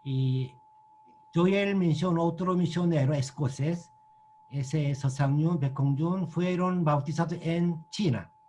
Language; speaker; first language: Spanish; non-native, learner; Korean